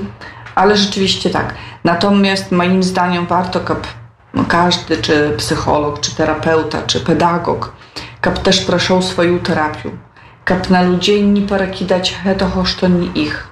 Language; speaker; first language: Polish; non-native, local second language; Belarusian